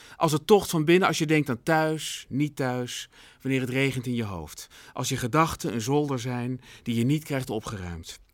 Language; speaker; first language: Dutch; native; Dutch